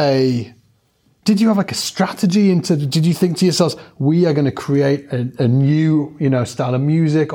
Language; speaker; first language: English; native; English